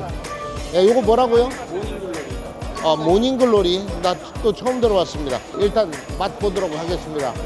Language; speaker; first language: Korean; native; Korean